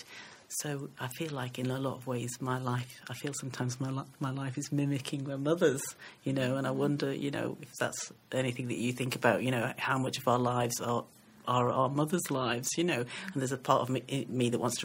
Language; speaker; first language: English; native; English